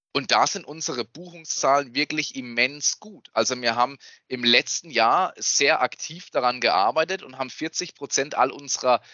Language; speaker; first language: German; native; German